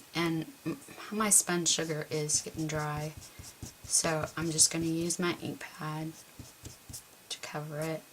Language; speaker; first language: English; native; English